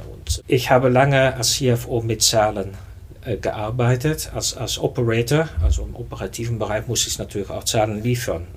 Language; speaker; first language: German; non-native, fluent; Dutch